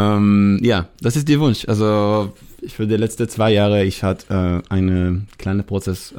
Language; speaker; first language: German; non-native, learner; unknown